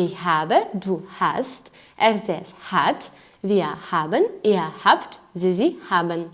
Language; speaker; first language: German; non-native, fluent; Ukrainian